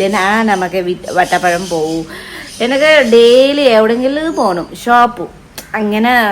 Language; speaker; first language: Malayalam; non-native, learner; Nepali